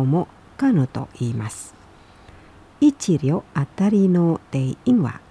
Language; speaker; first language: Japanese; non-native, fluent; Indonesian